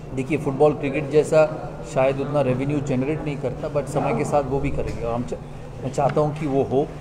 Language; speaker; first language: Hindi; non-native, local second language; Bangla